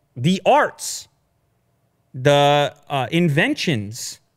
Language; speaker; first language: English; early bilingual, other home language; Italian